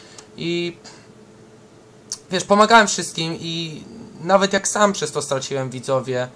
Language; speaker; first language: Polish; early bilingual, heritage; English